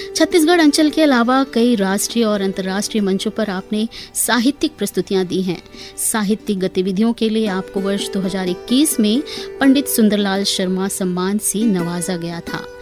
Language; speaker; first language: Hindi; native; Hindi